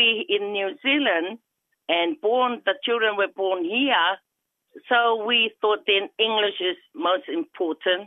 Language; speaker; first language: English; non-native, fluent; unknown